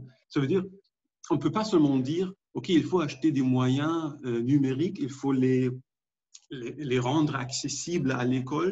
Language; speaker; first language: French; non-native, fluent; German